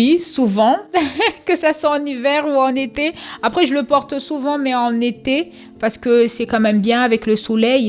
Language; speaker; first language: French; non-native, local second language; Comorian